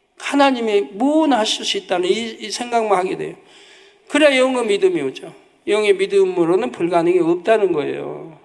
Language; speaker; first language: Korean; native; Korean